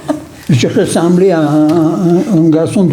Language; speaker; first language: French; non-native, local second language; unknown